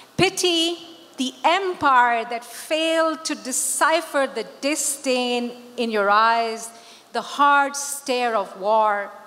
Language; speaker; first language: English; non-native, local second language; Urdu